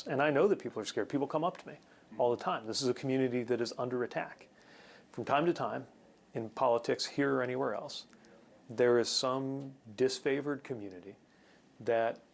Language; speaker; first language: English; native; English